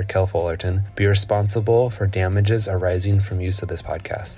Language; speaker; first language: English; native; English